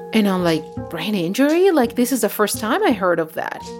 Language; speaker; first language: English; non-native, fluent; Spanish